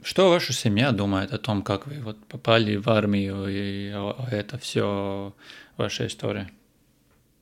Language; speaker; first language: Russian; non-native, local second language; Latvian